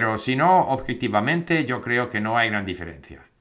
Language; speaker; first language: Spanish; non-native, fluent; English